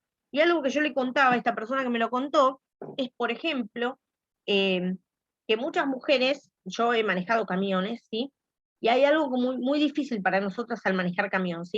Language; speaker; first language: Spanish; native; Spanish